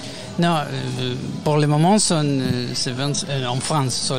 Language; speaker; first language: French; non-native, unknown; Spanish